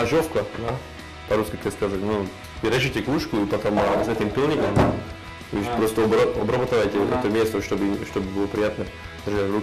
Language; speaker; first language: Russian; non-native, learner; Slovak